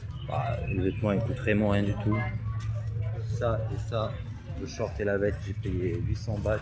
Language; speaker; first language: French; native; French